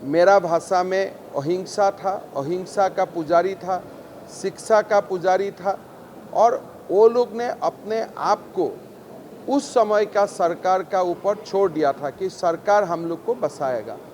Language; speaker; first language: Hindi; non-native, local second language; Assamese